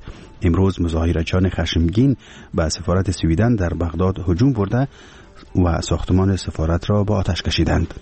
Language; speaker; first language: Persian; native; Persian